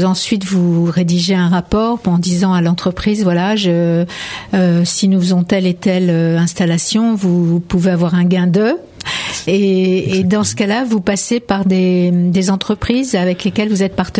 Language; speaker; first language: French; native; French